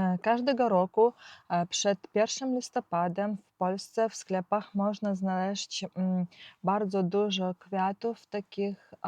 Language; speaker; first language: Polish; non-native, learner; Ukrainian